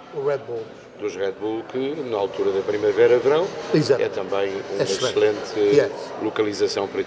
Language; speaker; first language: Portuguese; native; Portuguese